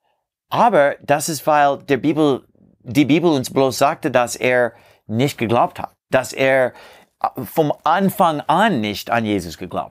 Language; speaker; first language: German; non-native, learner; English